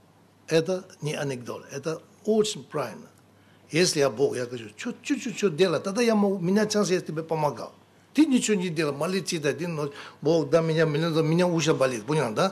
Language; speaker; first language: Russian; non-native, learner; Tibetan